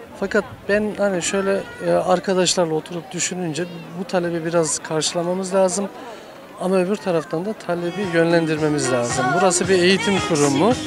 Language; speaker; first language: Turkish; native; Turkish